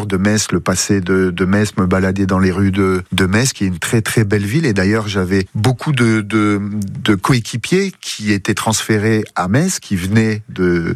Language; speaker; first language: French; native; French